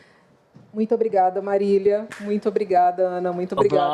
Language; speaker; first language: Portuguese; native; Portuguese